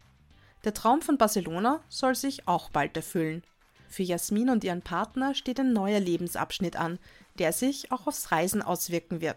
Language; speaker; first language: German; native; German